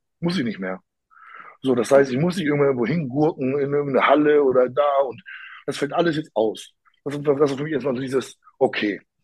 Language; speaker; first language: German; early bilingual, other home language; Polish